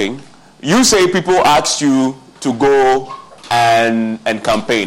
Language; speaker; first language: English; non-native, local second language; Akan